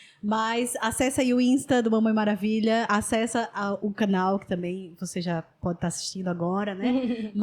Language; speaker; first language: Portuguese; native; Portuguese